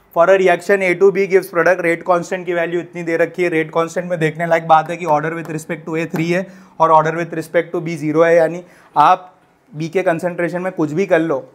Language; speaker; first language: Hindi; non-native, local second language; Gujarati